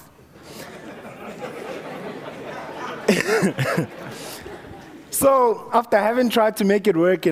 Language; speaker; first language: English; non-native, local second language; Northern Sotho